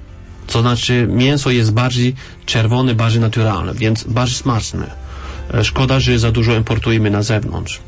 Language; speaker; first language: Polish; non-native, learner; French